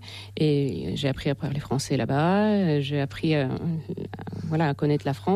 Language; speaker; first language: French; non-native, fluent; Russian